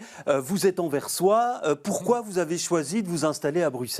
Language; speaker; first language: French; native; French